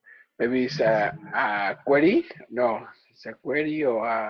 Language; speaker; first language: English; non-native, learner; Spanish